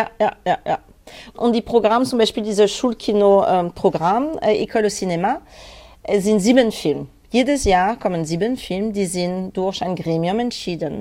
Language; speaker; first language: German; non-native, learner; French